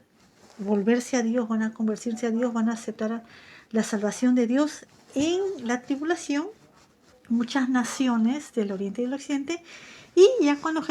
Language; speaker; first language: Spanish; native; Spanish